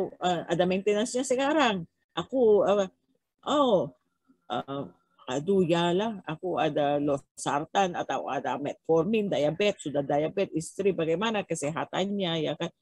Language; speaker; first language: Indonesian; non-native, learner; Filipino